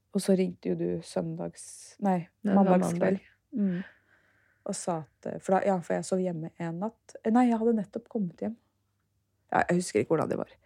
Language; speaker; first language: Norwegian; early bilingual, other home language; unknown